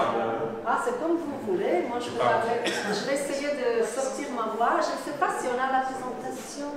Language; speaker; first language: French; non-native, fluent; Italian